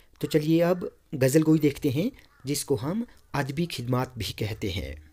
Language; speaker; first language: Urdu; non-native, local second language; Kashmiri